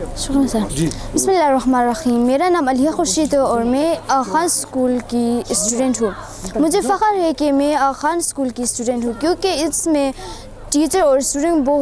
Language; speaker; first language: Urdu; non-native, local second language; Khowar